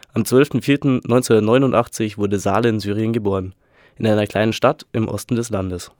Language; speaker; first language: German; native; German